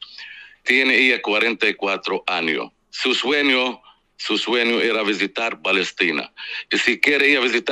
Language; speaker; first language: Spanish; non-native, fluent; Arabic